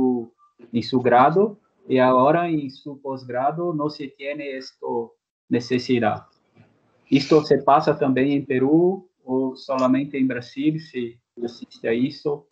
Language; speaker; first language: Spanish; non-native, fluent; Portuguese